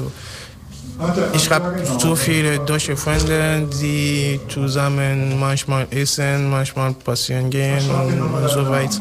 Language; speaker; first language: German; non-native, learner; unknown